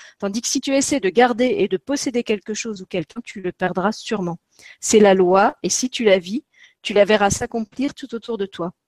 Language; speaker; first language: French; native; French